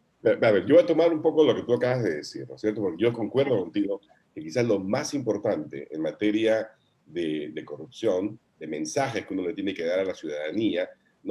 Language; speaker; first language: Spanish; native; Spanish